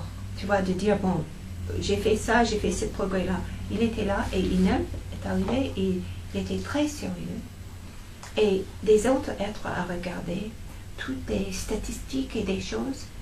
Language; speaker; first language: French; non-native, fluent; English